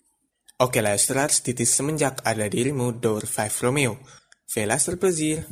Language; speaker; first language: Dutch; non-native, fluent; Indonesian